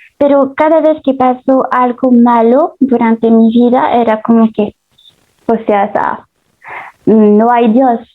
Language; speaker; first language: Spanish; early bilingual, heritage; Spanish